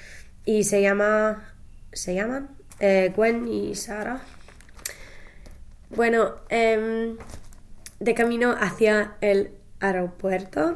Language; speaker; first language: Spanish; non-native, learner; English